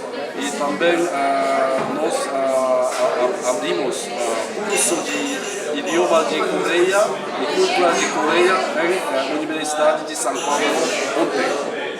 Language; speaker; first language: Portuguese; non-native, learner; Korean